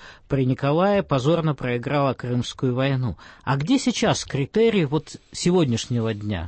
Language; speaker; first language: Russian; native; Russian